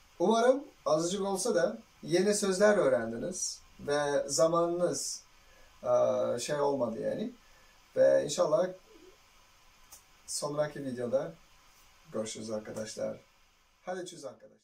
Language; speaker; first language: Turkish; non-native, fluent; Uzbek